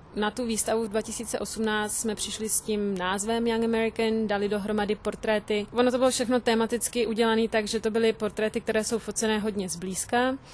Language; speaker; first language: Czech; native; Czech